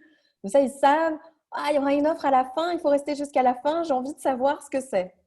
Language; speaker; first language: French; native; French